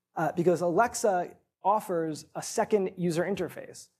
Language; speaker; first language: English; native; English